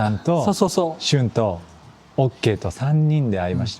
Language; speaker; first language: Japanese; non-native, fluent; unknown